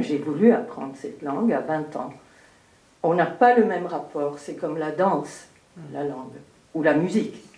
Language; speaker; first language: French; early bilingual, heritage; French